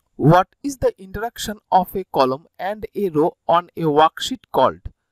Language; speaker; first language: English; non-native, local second language; Bangla